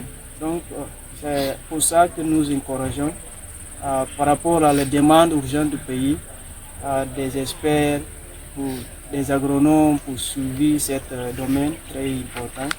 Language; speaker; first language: French; non-native, fluent; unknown